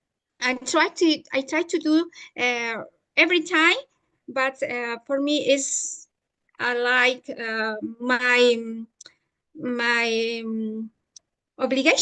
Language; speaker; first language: English; non-native, learner; Spanish